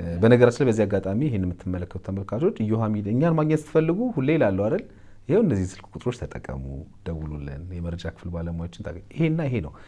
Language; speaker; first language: Amharic; native; Amharic